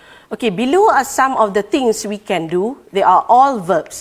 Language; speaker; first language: English; non-native, local second language; Malay